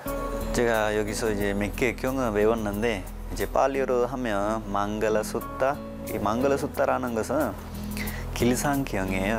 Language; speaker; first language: Korean; non-native, fluent; Sinhala